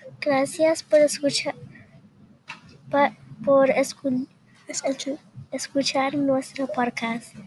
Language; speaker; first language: Spanish; early bilingual, heritage; Spanish